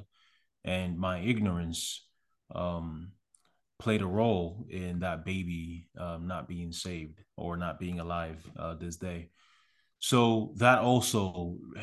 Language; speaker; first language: English; early bilingual, other home language; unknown